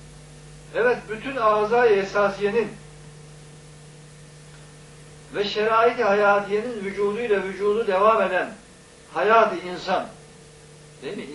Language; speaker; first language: Turkish; native; Turkish